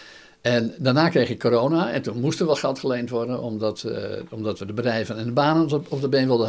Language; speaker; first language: Dutch; native; Dutch